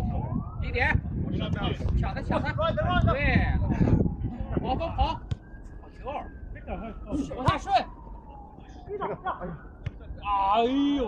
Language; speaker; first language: Chinese; native; Chinese